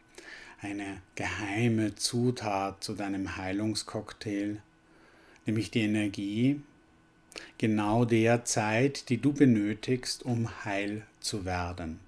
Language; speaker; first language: German; native; German